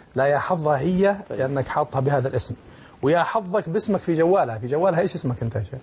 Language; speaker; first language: Arabic; native; Arabic